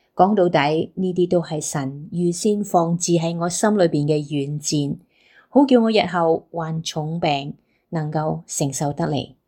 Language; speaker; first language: Chinese; non-native, local second language; Cantonese